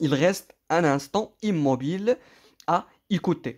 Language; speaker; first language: French; non-native, local second language; Arabic